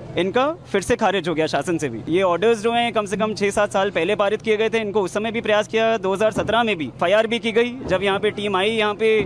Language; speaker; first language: Hindi; native; Hindi